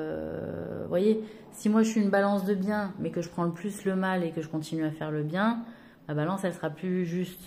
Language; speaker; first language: French; native; French